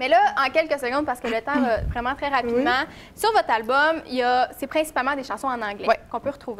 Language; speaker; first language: French; native; French